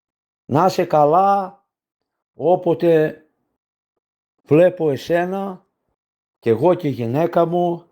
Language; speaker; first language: Greek; non-native, fluent; Bulgarian